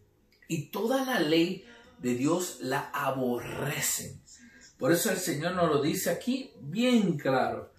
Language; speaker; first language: Spanish; native; Spanish